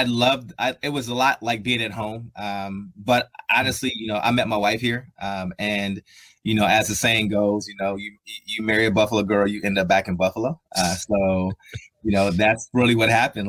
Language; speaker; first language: English; native; English